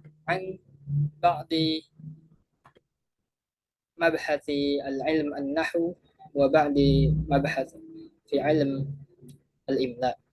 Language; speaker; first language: Arabic; non-native, fluent; Indonesian